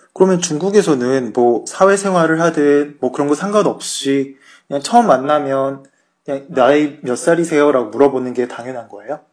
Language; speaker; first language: Korean; native; Korean